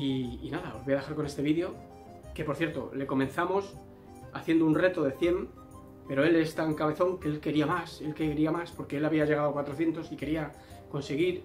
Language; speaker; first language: Spanish; native; Spanish